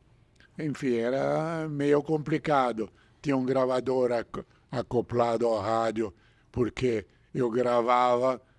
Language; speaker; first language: Portuguese; non-native, fluent; Italian